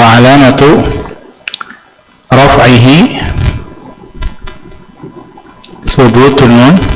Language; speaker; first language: Arabic; non-native, fluent; Indonesian